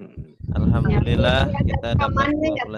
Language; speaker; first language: Indonesian; native; Indonesian